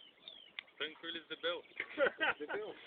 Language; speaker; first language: Bulgarian; native; Bulgarian